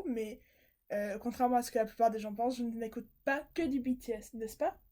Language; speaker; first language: French; native; French